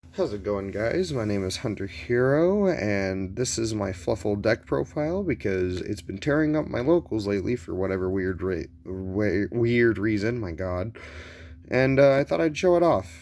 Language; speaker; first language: English; native; English